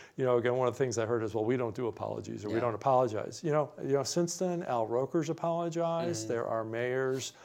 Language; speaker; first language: English; native; English